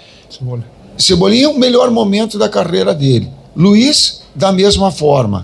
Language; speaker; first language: Portuguese; native; Portuguese